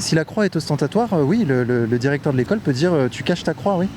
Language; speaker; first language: French; native; French